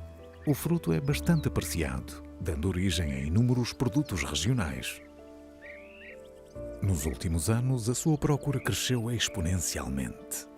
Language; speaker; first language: Portuguese; native; Portuguese